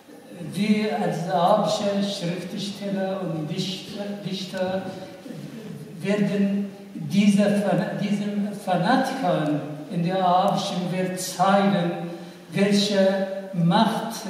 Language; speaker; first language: German; non-native, fluent; Arabic